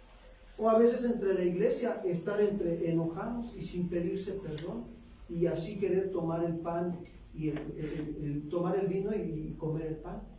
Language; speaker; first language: Spanish; native; Spanish